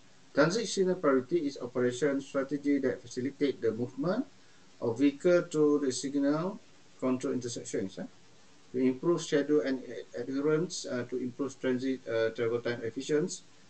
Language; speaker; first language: English; non-native, local second language; Malay